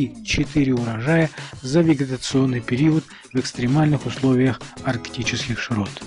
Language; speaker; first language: Russian; native; Russian